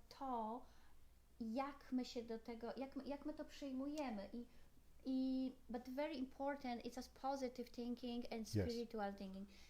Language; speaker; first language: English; non-native, learner; Polish